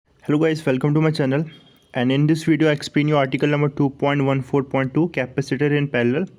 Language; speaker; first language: English; non-native, local second language; Hindi